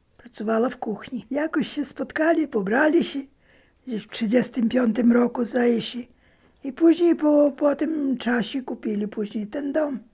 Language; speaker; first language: Polish; early bilingual, heritage; Polish